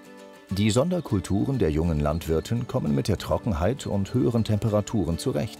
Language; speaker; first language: German; native; German